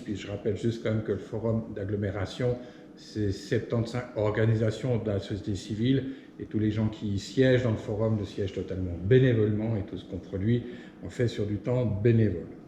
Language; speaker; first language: French; native; French